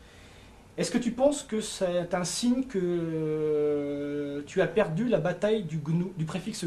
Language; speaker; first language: French; native; French